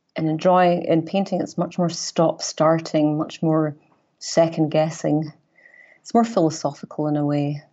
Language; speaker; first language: English; native; English